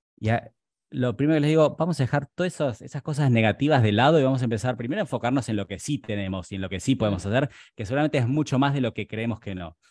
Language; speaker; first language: Spanish; native; Spanish